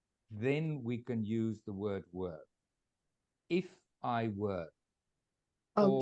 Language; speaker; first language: English; non-native, fluent; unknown